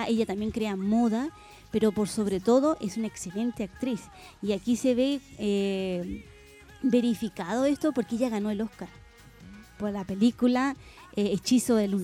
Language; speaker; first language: Spanish; native; Spanish